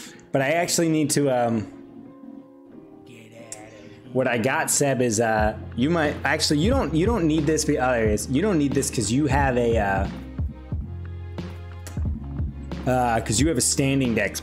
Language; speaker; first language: English; native; English